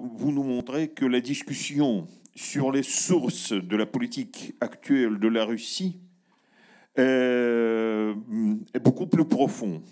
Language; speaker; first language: French; non-native, learner; Russian